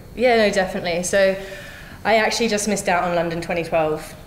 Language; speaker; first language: English; native; English